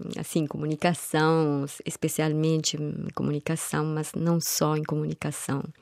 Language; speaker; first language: Portuguese; non-native, fluent; Italian